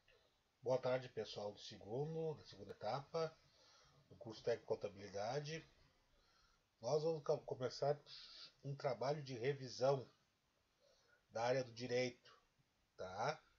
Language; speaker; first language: Portuguese; native; Portuguese